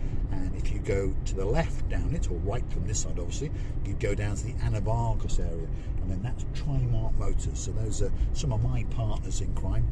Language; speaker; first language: English; native; English